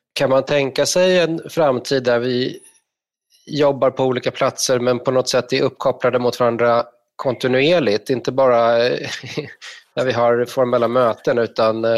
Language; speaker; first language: Swedish; native; Swedish